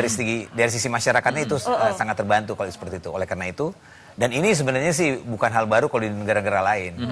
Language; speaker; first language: Indonesian; native; Indonesian